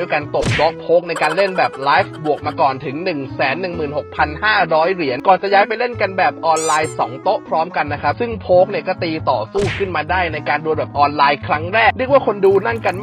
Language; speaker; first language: Thai; native; Thai